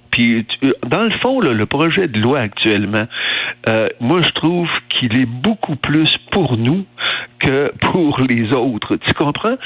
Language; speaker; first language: French; native; French